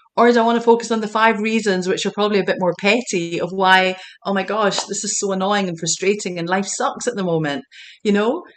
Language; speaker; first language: English; native; English